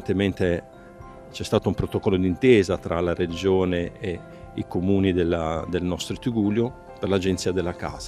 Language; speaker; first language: Italian; native; Italian